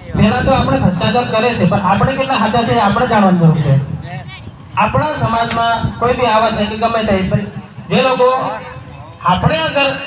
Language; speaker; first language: Gujarati; non-native, local second language; Rathawi